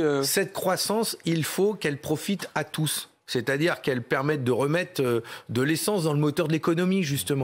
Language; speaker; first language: French; native; French